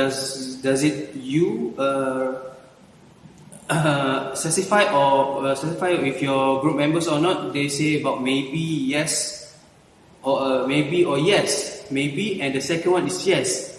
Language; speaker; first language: English; non-native, learner; Malay